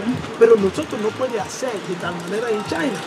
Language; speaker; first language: Spanish; non-native, learner; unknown